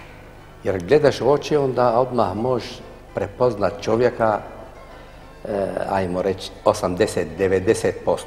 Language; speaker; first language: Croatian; non-native, fluent; Arabic